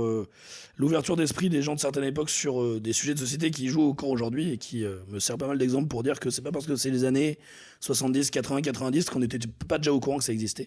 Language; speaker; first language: French; native; French